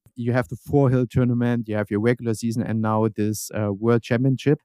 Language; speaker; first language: English; non-native, fluent; German